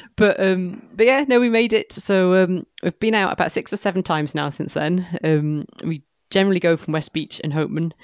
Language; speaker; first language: English; native; English